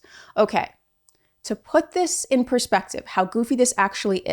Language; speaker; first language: English; native; English